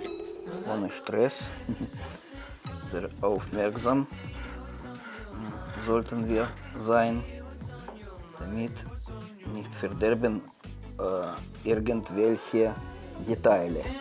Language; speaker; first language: German; non-native, learner; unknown